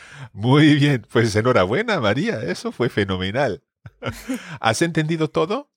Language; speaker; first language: Spanish; non-native, fluent; English